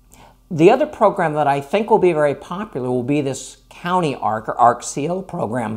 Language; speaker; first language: English; native; English